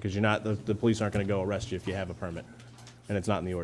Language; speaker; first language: English; native; English